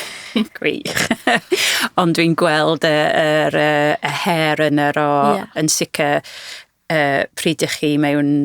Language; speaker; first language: Welsh; non-native, fluent; English